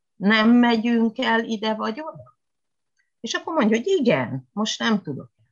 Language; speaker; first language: Hungarian; non-native, fluent; Japanese